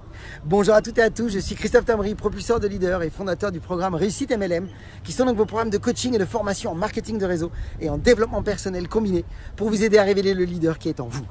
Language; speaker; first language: French; native; French